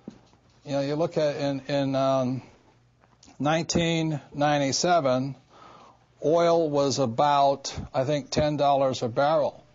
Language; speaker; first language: English; native; English